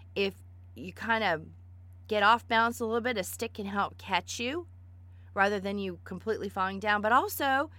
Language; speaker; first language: English; native; English